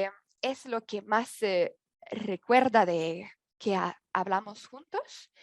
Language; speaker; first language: Spanish; non-native, learner; French